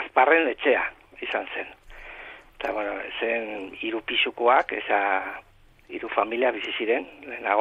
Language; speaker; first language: Basque; non-native, local second language; Spanish